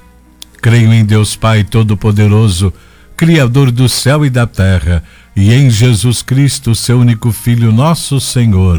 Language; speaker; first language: Portuguese; native; Portuguese